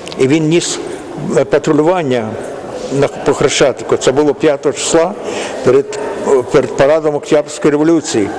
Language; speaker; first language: Ukrainian; native; Ukrainian